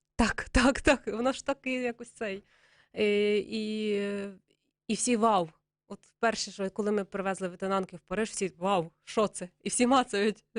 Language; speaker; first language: Ukrainian; native; Ukrainian